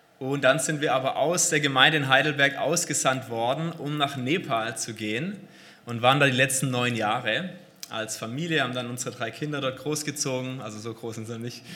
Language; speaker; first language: German; native; German